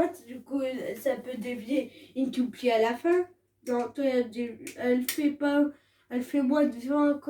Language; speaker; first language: French; native; French